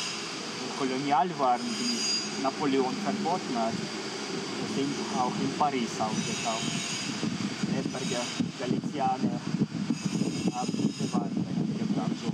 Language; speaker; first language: German; non-native, fluent; Ukrainian